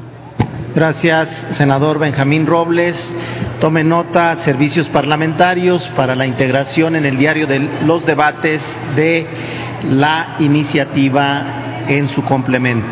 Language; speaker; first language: Spanish; native; Spanish